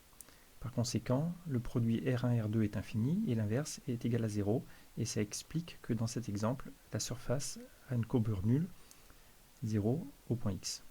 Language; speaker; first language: French; native; French